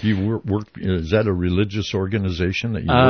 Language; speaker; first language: English; native; English